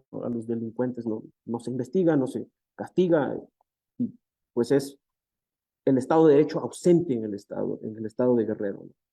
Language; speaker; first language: Spanish; native; Spanish